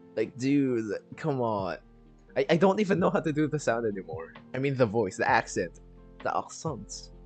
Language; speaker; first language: English; non-native, local second language; Filipino